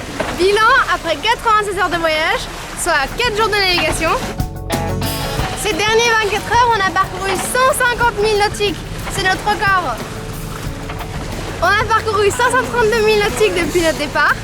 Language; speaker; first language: French; native; French